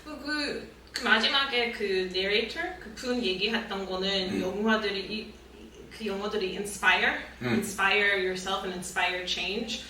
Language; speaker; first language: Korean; non-native, fluent; English